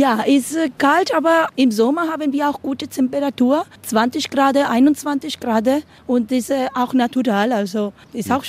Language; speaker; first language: German; non-native, learner; Spanish